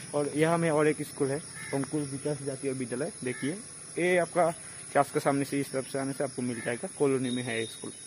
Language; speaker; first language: Hindi; non-native, local second language; Bangla